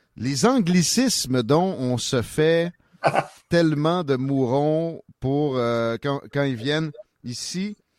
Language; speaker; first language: French; native; French